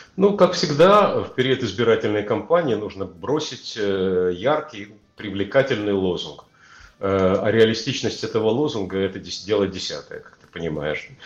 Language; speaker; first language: Russian; native; Russian